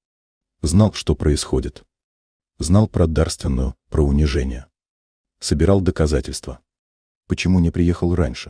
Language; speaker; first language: Russian; native; Russian